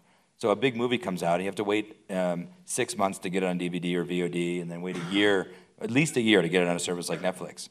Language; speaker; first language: English; native; English